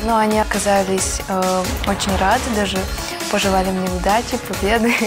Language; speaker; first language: Russian; non-native, local second language; Tajik